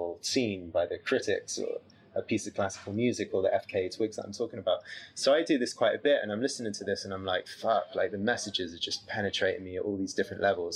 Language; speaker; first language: English; native; English